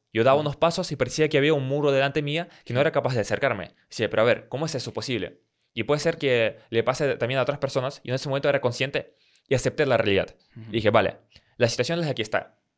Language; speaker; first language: Spanish; early bilingual, other home language; Russian